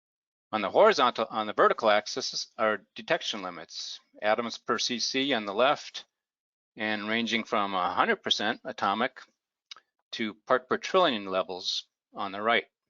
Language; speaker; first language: English; native; English